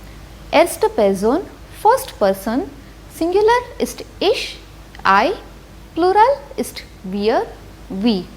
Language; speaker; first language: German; non-native, fluent; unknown